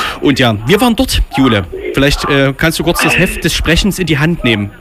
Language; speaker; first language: German; native; German